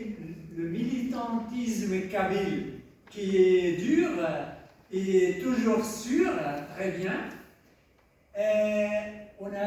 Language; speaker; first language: French; non-native, local second language; Tachelhit